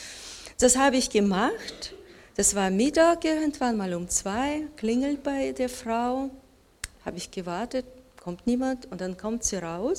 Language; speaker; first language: German; non-native, learner; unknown